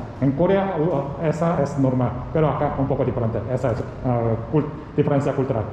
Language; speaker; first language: Spanish; non-native, learner; Korean